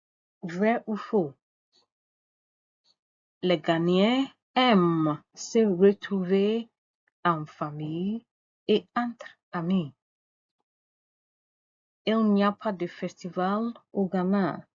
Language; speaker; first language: French; non-native, fluent; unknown